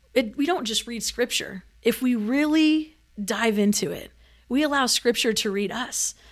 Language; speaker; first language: English; native; English